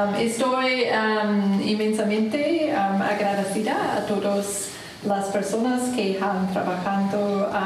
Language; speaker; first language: Spanish; non-native, learner; English